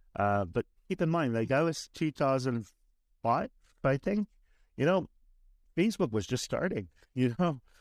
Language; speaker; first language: English; native; English